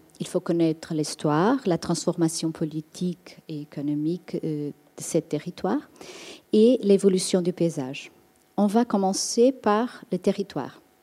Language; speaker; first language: French; non-native, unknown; Portuguese